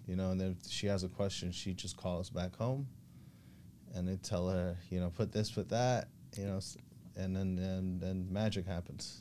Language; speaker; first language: English; native; English